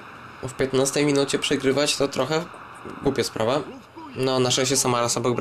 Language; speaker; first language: Polish; native; Polish